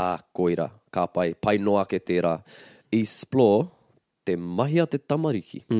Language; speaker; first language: Māori; non-native, local second language; English